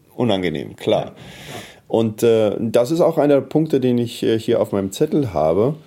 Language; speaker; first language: German; early bilingual, heritage; German